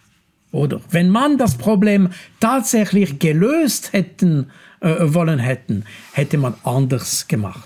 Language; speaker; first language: German; non-native, local second language; French